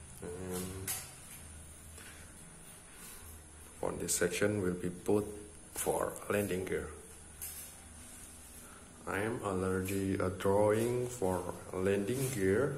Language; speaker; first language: English; non-native, learner; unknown